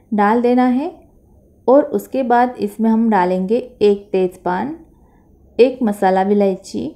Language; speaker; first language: Hindi; non-native, local second language; Marathi